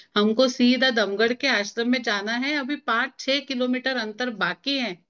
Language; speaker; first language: Hindi; non-native, local second language; Marathi